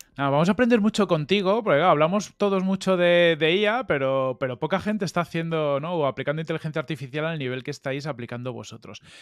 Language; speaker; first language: Spanish; native; Spanish